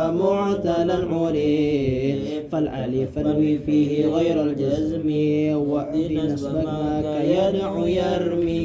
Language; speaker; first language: Arabic; non-native, learner; Banjar